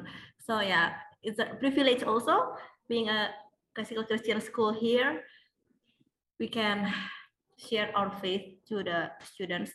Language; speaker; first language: English; non-native, fluent; Indonesian